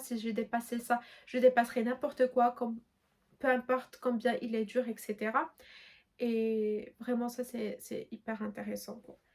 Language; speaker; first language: French; non-native, local second language; Arabic